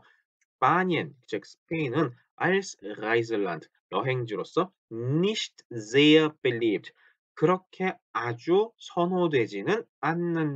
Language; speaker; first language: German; non-native, fluent; Korean